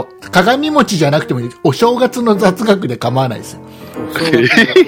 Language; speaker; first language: Japanese; native; Japanese